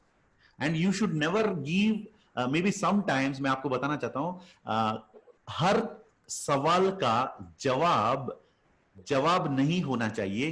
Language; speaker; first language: Hindi; native; Hindi